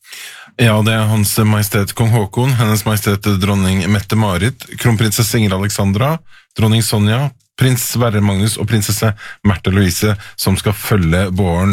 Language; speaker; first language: Norwegian; native; Norwegian